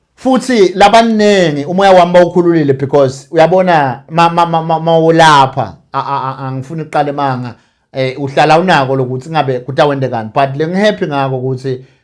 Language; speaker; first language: Zulu; native; Zulu